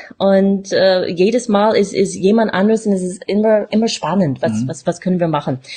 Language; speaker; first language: German; non-native, fluent; English